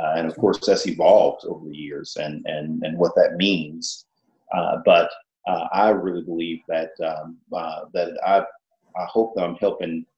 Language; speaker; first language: English; native; English